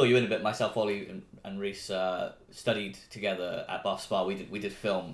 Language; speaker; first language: English; native; English